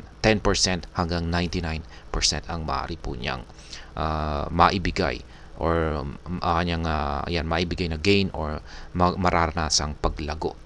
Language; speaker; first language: Filipino; native; Filipino